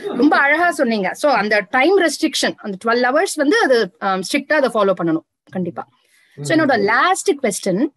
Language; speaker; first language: Tamil; native; Tamil